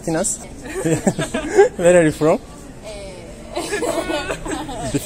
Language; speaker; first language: English; non-native, learner; Turkish